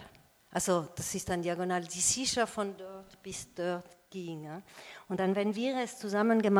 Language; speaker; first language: German; non-native, fluent; French